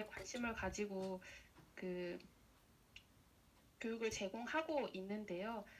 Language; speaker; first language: Korean; native; Korean